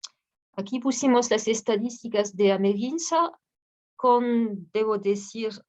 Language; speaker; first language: Spanish; non-native, fluent; French